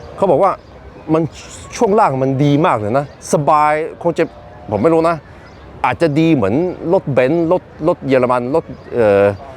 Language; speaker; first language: Thai; non-native, fluent; Norwegian